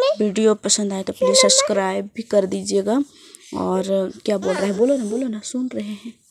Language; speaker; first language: Hindi; native; Hindi